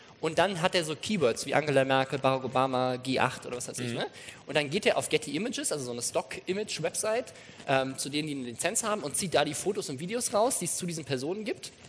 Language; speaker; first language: German; native; German